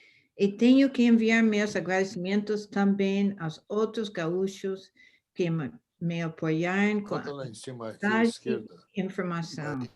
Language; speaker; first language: Portuguese; non-native, fluent; English